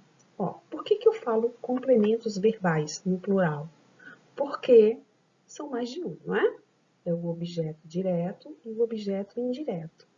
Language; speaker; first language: Portuguese; native; Portuguese